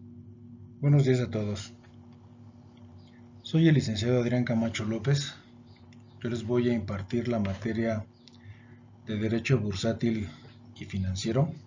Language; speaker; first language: Spanish; native; Spanish